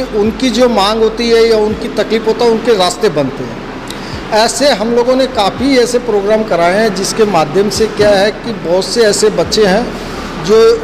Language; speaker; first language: Hindi; native; Hindi